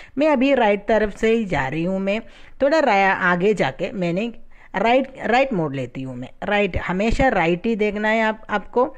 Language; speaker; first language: Hindi; non-native, fluent; Tamil